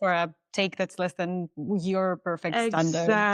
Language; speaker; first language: English; non-native, fluent; German